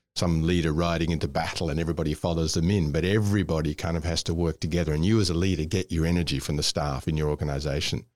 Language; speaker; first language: English; native; English